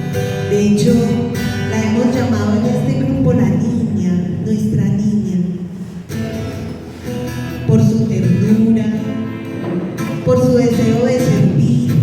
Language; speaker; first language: Spanish; native; Spanish